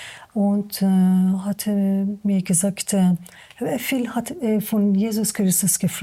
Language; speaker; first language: German; non-native, learner; Persian